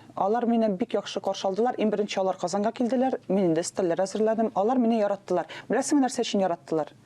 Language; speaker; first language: Tatar; non-native, local second language; Russian